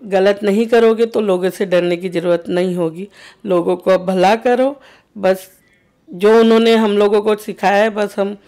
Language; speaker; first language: Hindi; native; Hindi